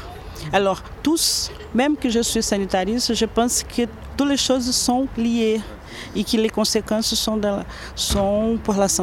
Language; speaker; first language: French; non-native, learner; Portuguese